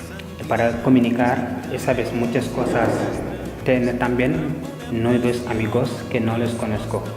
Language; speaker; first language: Spanish; non-native, learner; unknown